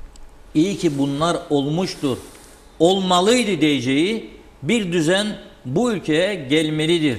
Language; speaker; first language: Turkish; native; Turkish